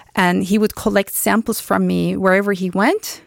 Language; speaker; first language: English; non-native, fluent; Turkish